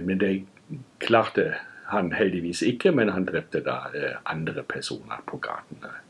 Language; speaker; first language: Norwegian; non-native, fluent; German